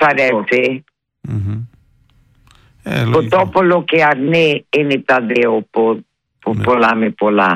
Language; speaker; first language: Greek; early bilingual, heritage; Greek